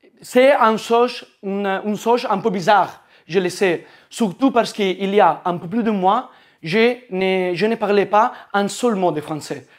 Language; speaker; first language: French; non-native, learner; Italian